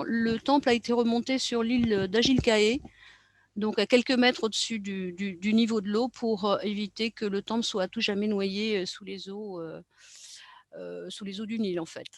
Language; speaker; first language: French; native; French